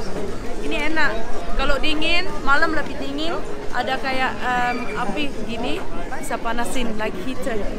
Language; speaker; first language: Indonesian; early bilingual, heritage; German